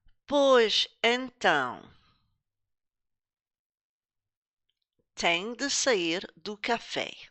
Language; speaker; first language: Portuguese; non-native, fluent; English